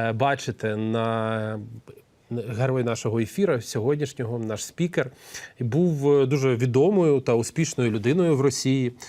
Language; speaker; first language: Ukrainian; native; Ukrainian